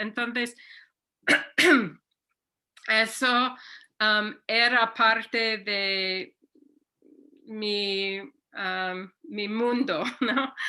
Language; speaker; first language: Spanish; non-native, fluent; English